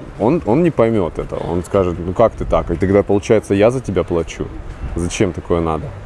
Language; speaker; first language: Russian; native; Russian